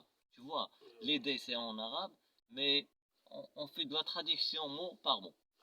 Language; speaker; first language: French; non-native, local second language; Arabic